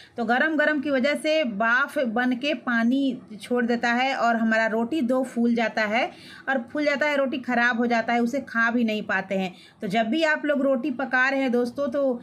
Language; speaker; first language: Hindi; native; Hindi